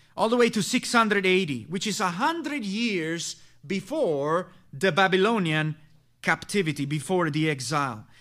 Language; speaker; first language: English; non-native, fluent; Italian